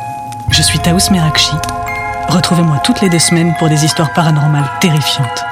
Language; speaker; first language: French; native; French